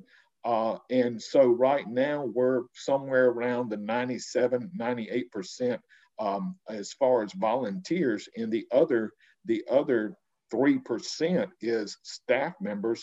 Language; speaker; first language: English; native; English